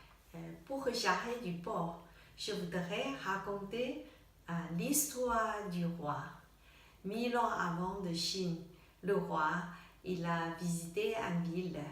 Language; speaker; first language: French; non-native, learner; Chinese